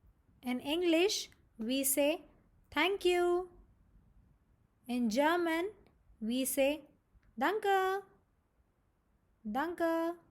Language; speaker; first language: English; non-native, local second language; Marathi